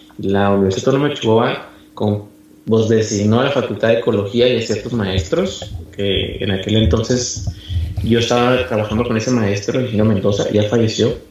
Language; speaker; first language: Spanish; native; Spanish